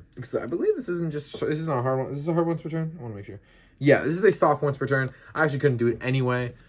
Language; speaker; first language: English; native; English